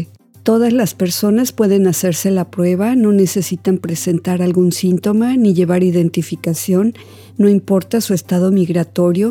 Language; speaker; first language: Spanish; native; Spanish